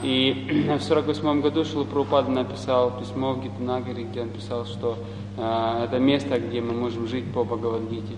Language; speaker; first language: Russian; native; Russian